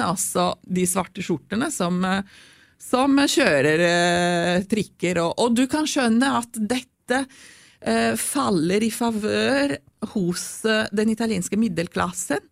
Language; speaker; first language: Norwegian; non-native, fluent; Italian